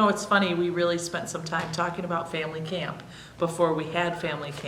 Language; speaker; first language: English; native; English